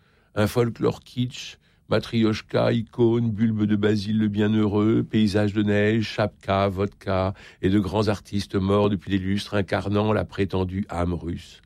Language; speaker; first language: French; native; French